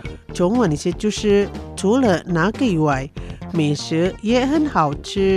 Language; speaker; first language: Chinese; non-native, fluent; Indonesian